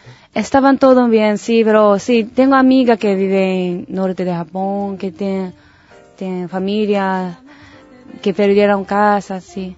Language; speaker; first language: Spanish; non-native, learner; Japanese